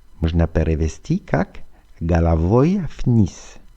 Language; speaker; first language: Russian; non-native, fluent; French